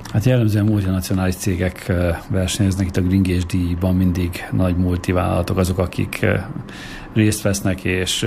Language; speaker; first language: Hungarian; native; Hungarian